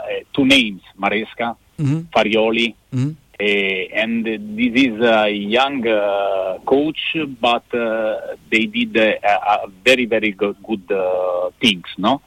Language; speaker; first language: English; non-native, learner; Italian